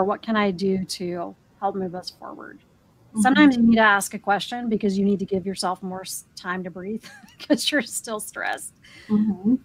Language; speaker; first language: English; native; English